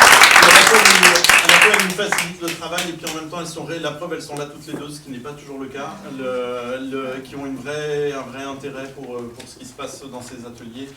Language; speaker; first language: French; native; French